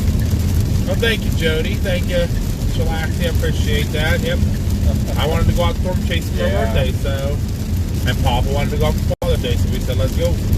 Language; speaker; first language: English; native; English